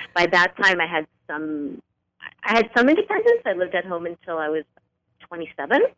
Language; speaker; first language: English; native; English